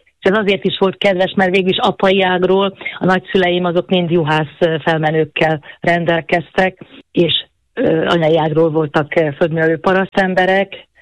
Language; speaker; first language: Hungarian; native; Hungarian